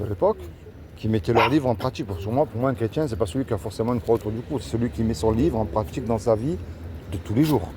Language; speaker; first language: French; native; French